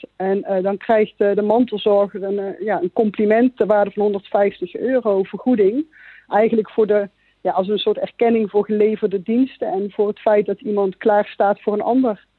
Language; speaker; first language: Dutch; native; Dutch